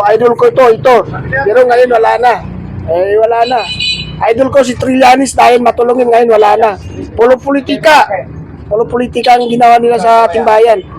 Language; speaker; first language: Filipino; non-native, local second language; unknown